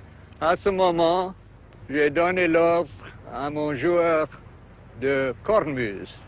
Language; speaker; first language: French; non-native, learner; English